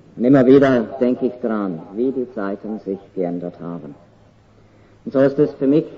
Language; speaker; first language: German; non-native, fluent; English